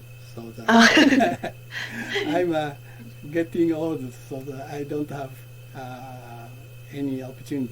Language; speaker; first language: English; non-native, learner; Japanese